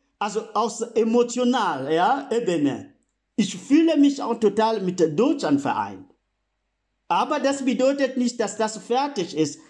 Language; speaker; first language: German; non-native, fluent; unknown